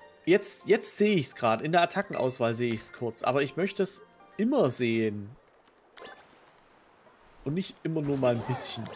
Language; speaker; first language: German; native; German